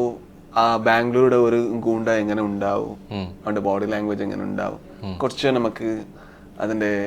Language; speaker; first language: Malayalam; non-native, local second language; Kannada